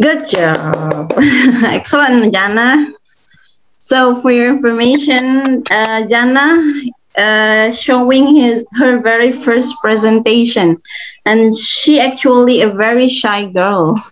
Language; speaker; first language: English; non-native, fluent; Indonesian